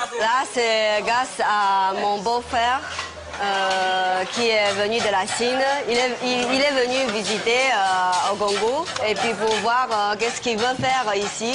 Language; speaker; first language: French; non-native, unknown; Chinese